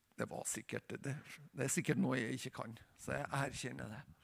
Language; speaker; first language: Norwegian; native; Norwegian